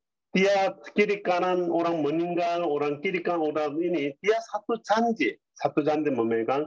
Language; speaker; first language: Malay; non-native, learner; Korean